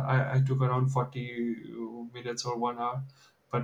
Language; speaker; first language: English; non-native, local second language; Hindi